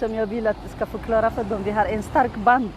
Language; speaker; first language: Swedish; non-native, learner; Tigrinya